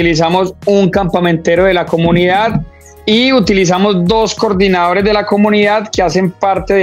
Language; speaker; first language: Spanish; native; Spanish